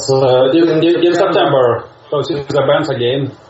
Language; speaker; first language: English; non-native, learner; Russian